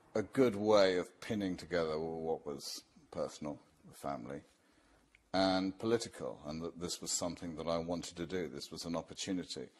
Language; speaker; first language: English; native; English